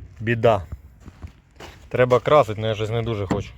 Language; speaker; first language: Ukrainian; native; Ukrainian